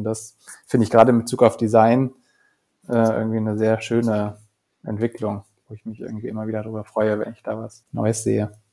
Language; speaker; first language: German; native; German